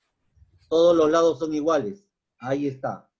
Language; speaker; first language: Spanish; native; Spanish